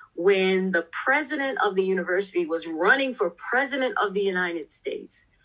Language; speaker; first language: English; native; English